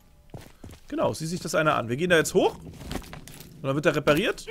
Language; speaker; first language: German; native; German